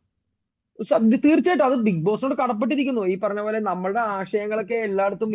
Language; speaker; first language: Malayalam; native; Malayalam